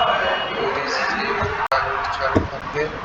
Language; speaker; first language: English; non-native, learner; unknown